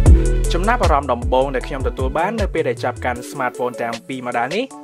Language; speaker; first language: Khmer; native; Khmer